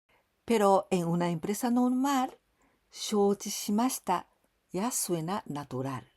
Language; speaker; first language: Spanish; non-native, fluent; Japanese